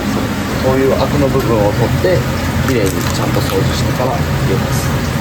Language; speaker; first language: Japanese; native; Japanese